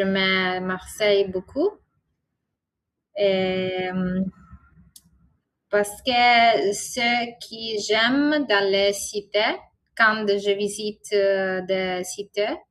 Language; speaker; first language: French; non-native, learner; Italian